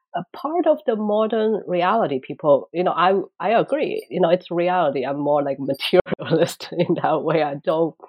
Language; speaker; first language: English; non-native, fluent; Chinese